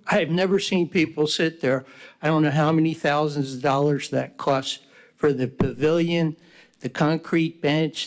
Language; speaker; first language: English; native; English